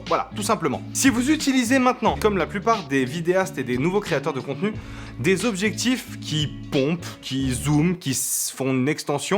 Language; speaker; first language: French; native; French